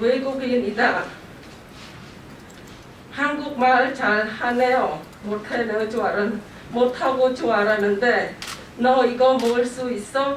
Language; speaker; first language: Korean; non-native, learner; Khmer